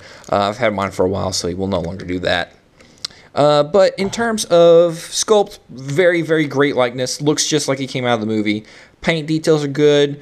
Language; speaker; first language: English; native; English